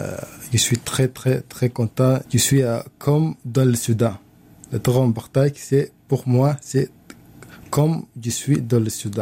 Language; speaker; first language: French; non-native, learner; Arabic